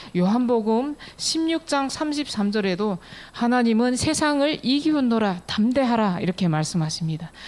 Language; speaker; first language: Korean; native; Korean